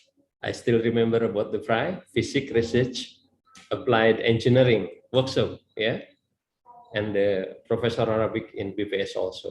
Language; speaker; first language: English; non-native, learner; Indonesian